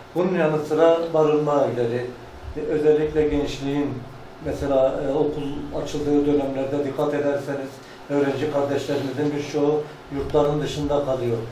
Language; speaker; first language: Turkish; native; Turkish